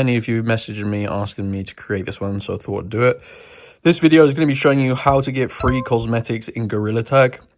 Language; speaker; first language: English; native; English